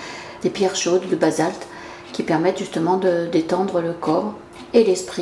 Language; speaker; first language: French; native; French